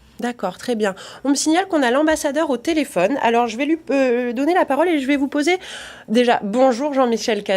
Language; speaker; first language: French; native; French